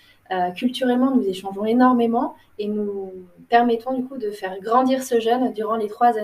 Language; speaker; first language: French; native; French